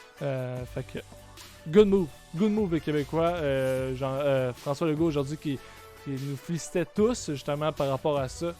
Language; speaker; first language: French; native; French